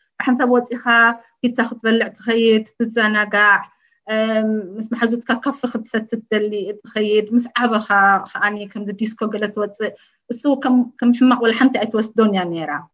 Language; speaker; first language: Tigrinya; early bilingual, heritage; Tigrinya